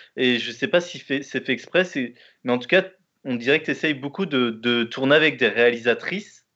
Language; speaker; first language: French; native; French